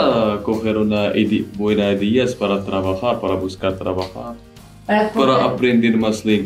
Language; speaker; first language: Spanish; non-native, learner; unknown